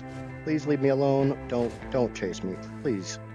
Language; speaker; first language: English; native; English